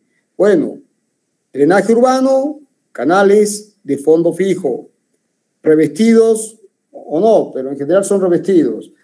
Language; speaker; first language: Spanish; native; Spanish